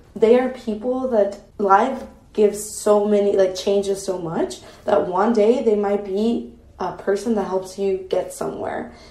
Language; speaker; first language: English; non-native, fluent; Spanish